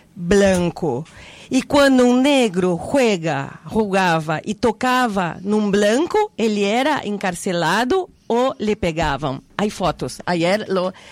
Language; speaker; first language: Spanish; non-native, fluent; Portuguese